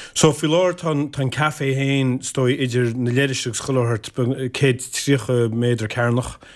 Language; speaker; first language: Irish; native; Irish